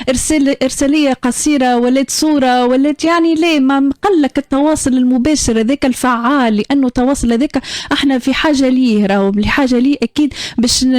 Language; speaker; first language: Arabic; native; Arabic